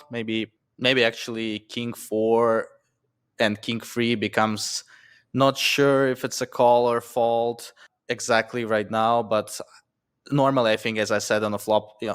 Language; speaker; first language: English; non-native, fluent; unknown